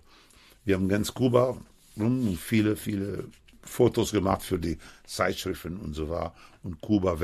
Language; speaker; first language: German; non-native, fluent; Spanish